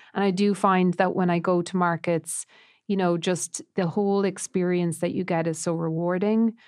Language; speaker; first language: English; native; English